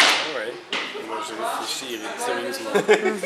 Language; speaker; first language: French; non-native, fluent; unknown